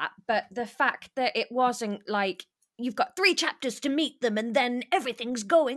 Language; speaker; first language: English; native; English